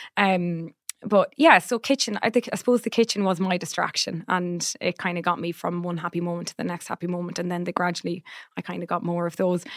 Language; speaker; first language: English; native; English